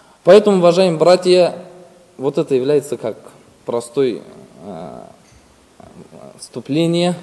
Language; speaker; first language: Russian; non-native, fluent; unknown